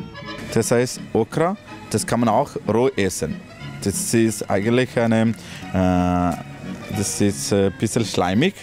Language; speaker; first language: German; non-native, learner; Malayalam